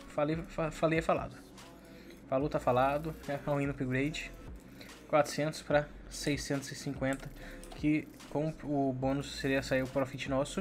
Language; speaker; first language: Portuguese; native; Portuguese